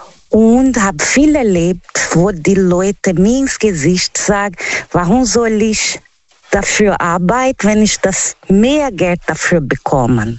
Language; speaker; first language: German; non-native, learner; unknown